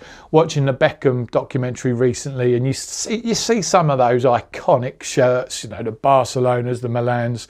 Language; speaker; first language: English; native; English